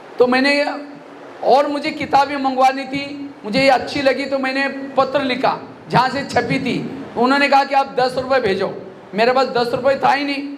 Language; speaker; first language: Hindi; non-native, local second language; Marathi